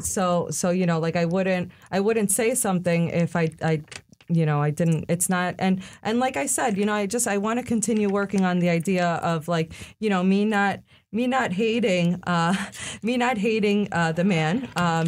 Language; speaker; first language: English; early bilingual, other home language; Spanish